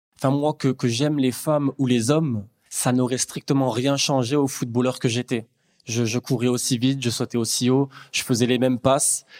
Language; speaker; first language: French; native; French